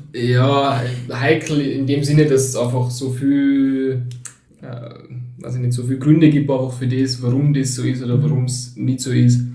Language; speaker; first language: German; early bilingual, other home language; Turkish